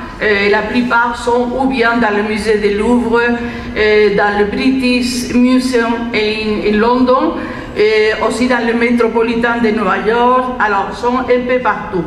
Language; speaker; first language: French; non-native, fluent; Spanish